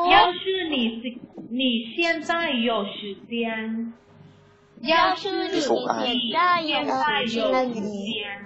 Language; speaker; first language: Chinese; non-native, fluent; Thai